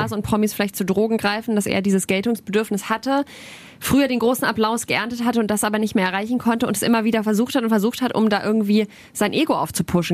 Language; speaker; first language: German; native; German